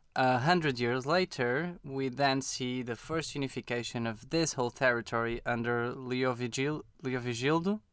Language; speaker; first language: English; non-native, fluent; Portuguese